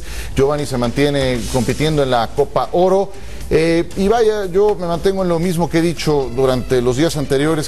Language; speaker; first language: Spanish; native; Spanish